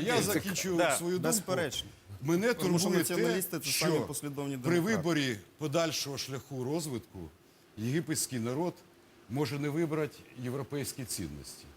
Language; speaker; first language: Ukrainian; non-native, local second language; Russian